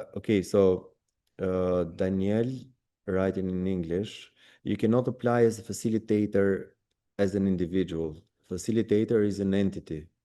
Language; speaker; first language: English; non-native, fluent; Albanian